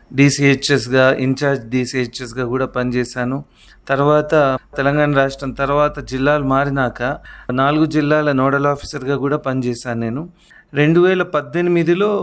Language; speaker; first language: Telugu; native; Telugu